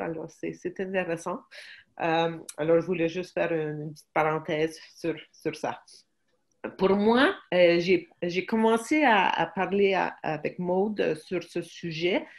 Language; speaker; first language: French; non-native, fluent; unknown